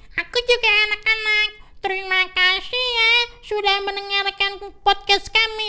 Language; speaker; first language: Indonesian; native; Indonesian